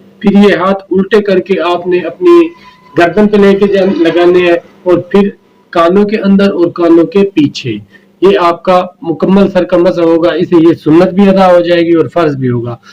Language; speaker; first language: Urdu; native; Urdu